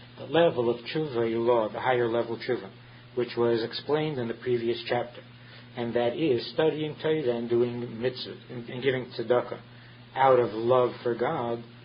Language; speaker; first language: English; native; English